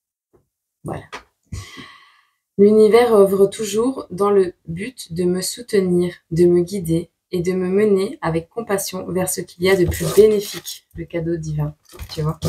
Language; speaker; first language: French; native; French